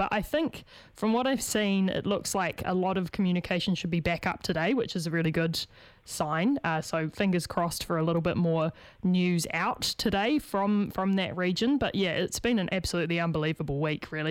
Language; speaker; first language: English; native; English